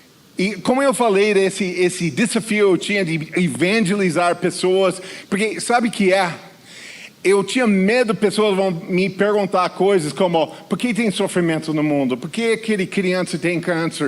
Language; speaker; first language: Portuguese; non-native, fluent; English